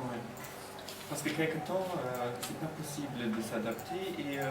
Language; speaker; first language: French; non-native, learner; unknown